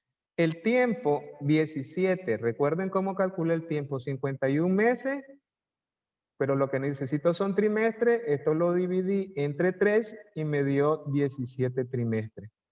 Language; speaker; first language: Spanish; native; Spanish